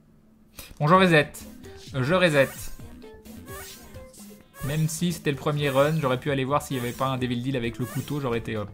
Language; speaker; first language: French; native; French